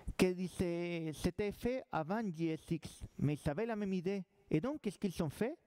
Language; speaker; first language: French; non-native, fluent; Spanish